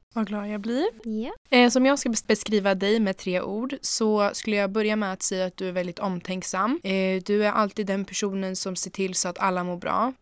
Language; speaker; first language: Swedish; early bilingual, other home language; German